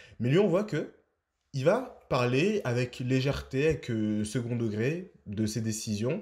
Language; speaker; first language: French; native; French